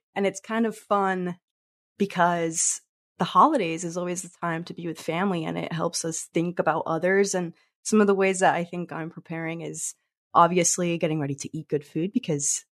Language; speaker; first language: English; early bilingual, other home language; Spanish